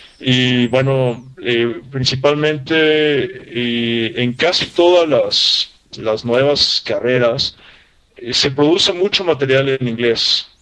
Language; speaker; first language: Spanish; native; Spanish